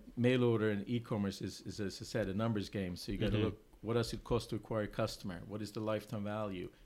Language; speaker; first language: English; non-native, fluent; Swedish